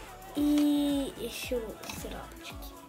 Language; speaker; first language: Russian; early bilingual, heritage; Russian